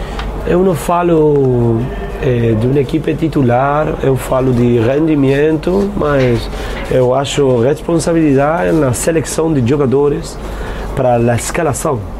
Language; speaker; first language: Portuguese; non-native, fluent; Spanish